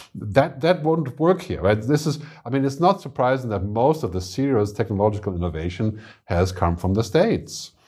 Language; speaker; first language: English; non-native, fluent; German